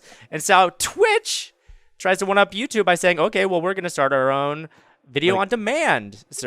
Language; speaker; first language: English; native; English